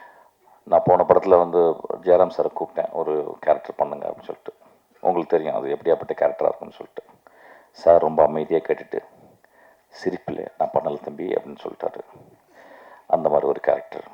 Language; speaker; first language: Tamil; native; Tamil